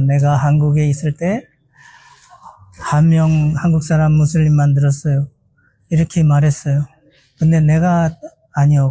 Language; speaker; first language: Korean; non-native, learner; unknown